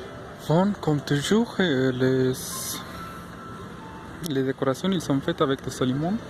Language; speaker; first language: French; non-native, fluent; Spanish